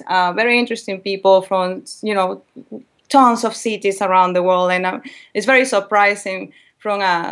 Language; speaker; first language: English; non-native, fluent; Spanish